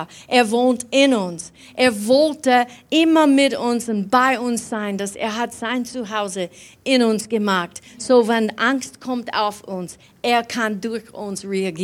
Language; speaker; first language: German; non-native, fluent; English